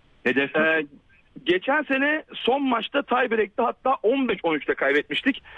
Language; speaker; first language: Turkish; native; Turkish